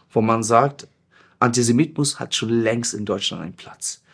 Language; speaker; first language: German; non-native, fluent; Persian